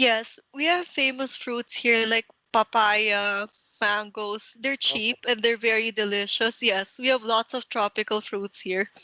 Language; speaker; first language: English; non-native, local second language; Filipino